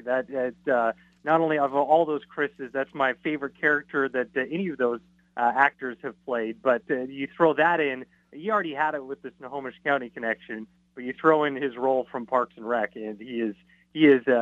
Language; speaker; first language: English; native; English